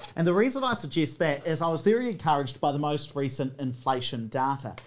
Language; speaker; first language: English; native; English